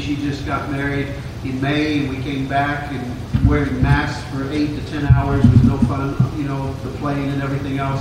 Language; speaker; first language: English; native; English